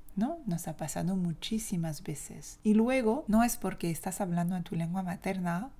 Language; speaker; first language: Spanish; non-native, fluent; French